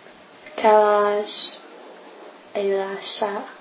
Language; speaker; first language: French; non-native, learner; English